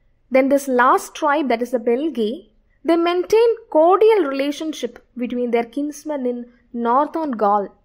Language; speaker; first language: English; non-native, local second language; Malayalam